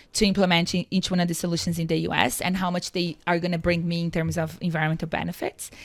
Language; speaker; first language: English; non-native, fluent; Portuguese